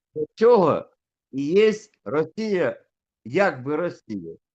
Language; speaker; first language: Russian; native; Russian